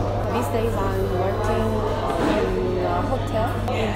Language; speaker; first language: English; non-native, learner; Korean